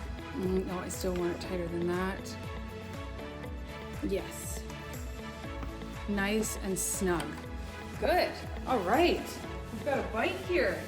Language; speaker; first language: English; native; English